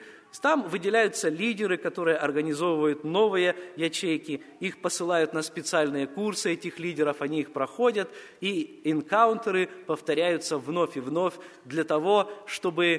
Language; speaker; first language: Russian; native; Russian